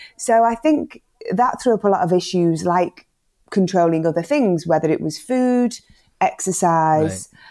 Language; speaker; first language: English; native; English